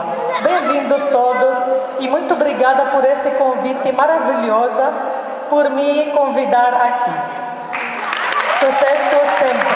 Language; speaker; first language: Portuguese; non-native, learner; Arabic